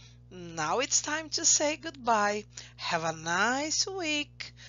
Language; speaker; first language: English; non-native, fluent; Portuguese